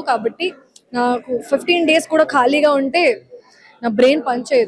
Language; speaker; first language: Telugu; non-native, fluent; Hindi